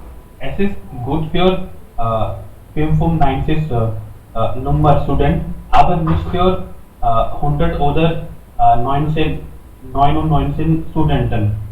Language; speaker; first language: German; non-native, learner; Hindi